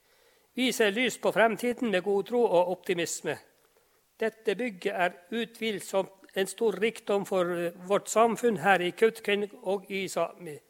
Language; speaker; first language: Norwegian; non-native, local second language; Northern Sami